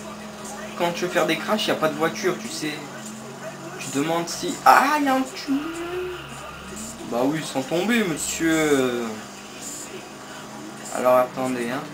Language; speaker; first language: French; native; French